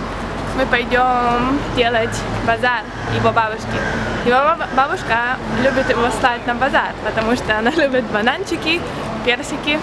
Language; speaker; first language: Russian; early bilingual, heritage; Russian